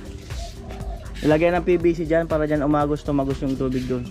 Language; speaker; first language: Filipino; native; Filipino